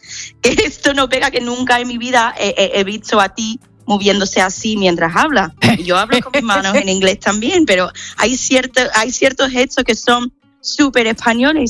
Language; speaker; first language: Spanish; non-native, fluent; English